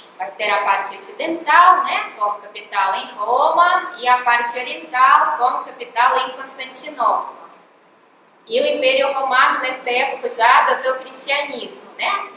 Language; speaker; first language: Portuguese; non-native, fluent; Russian